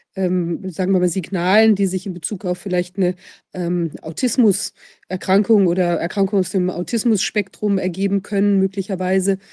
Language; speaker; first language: German; native; German